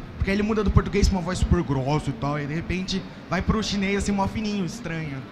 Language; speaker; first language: Portuguese; native; Portuguese